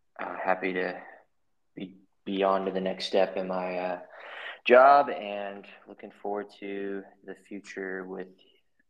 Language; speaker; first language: English; native; English